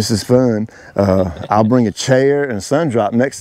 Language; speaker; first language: English; native; English